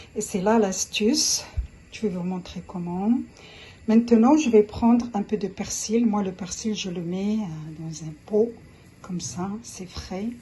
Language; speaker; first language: French; non-native, local second language; Arabic